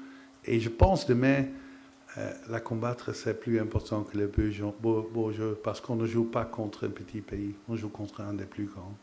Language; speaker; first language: French; non-native, fluent; Dutch